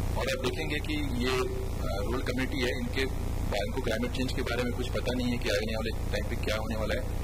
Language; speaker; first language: Hindi; non-native, local second language; Marathi